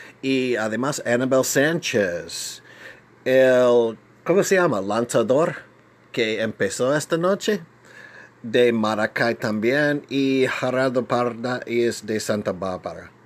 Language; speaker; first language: Spanish; non-native, learner; English